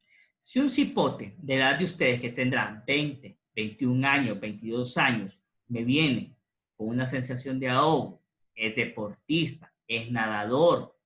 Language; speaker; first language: Spanish; native; Spanish